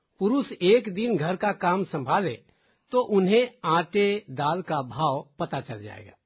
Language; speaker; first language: Hindi; native; Hindi